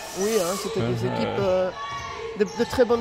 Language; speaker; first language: French; native; French